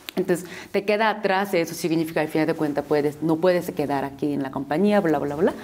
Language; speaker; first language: Spanish; non-native, fluent; Korean